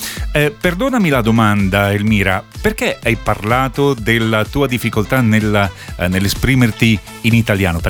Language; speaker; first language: Italian; native; Italian